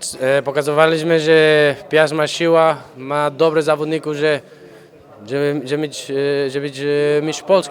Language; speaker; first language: Polish; non-native, fluent; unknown